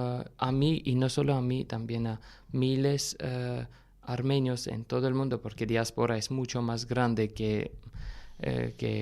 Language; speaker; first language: Spanish; non-native, fluent; Armenian